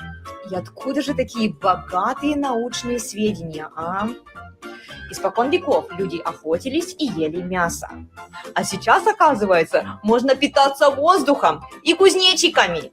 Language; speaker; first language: Russian; native; Russian